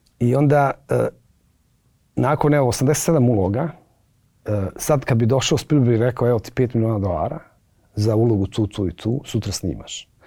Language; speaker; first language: Bosnian; native; Bosnian